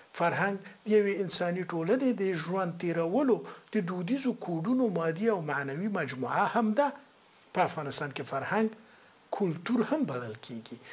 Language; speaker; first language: Pashto; native; Pashto